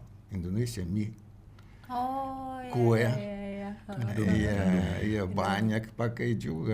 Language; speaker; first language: Indonesian; non-native, learner; Russian